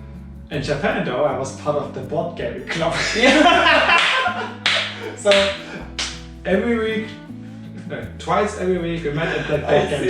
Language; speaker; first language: English; non-native, fluent; German